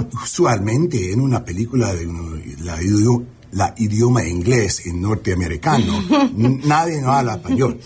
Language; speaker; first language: Spanish; early bilingual, heritage; English